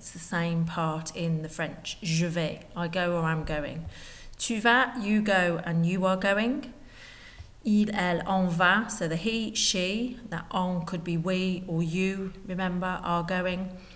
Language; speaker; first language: English; native; English